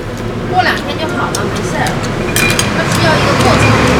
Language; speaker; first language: Chinese; native; Chinese